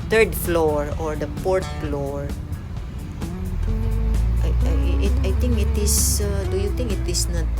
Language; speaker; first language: English; non-native, local second language; Cebuano